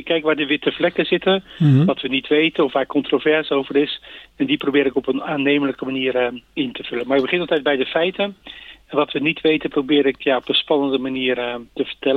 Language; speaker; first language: Dutch; native; Dutch